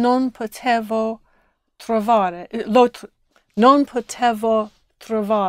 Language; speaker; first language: Italian; non-native, learner; English